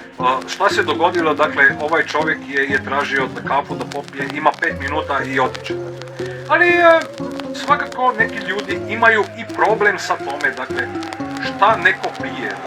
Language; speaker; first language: Croatian; native; Croatian